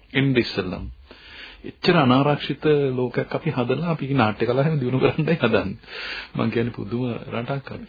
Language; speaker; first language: Sinhala; native; Sinhala